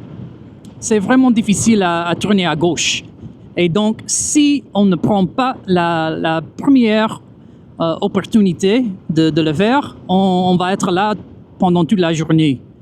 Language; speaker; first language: French; non-native, fluent; English